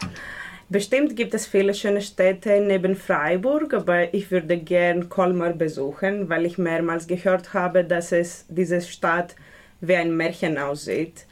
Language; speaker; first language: German; non-native, fluent; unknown